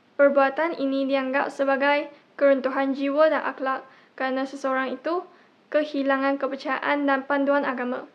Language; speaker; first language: Malay; non-native, local second language; Chinese